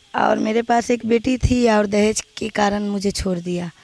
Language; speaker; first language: Hindi; native; Hindi